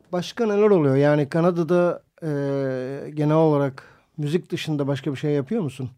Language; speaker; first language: Turkish; native; Turkish